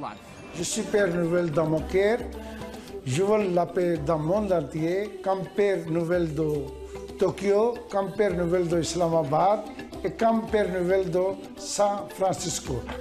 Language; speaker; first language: French; non-native, learner; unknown